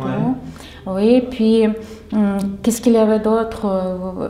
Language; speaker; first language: French; non-native, fluent; Ukrainian